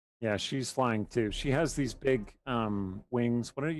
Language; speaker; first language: English; native; English